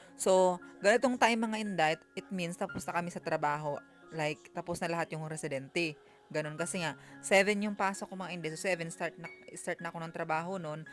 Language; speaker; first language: Filipino; non-native, local second language; Cebuano